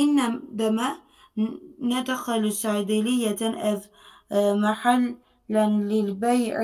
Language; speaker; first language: Arabic; non-native, learner; Turkish